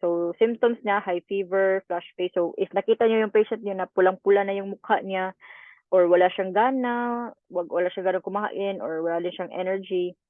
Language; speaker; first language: Filipino; native; Filipino